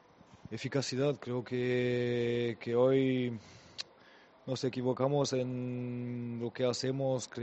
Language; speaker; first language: Spanish; non-native, learner; French